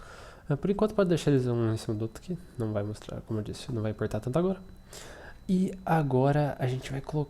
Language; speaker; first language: Portuguese; native; Portuguese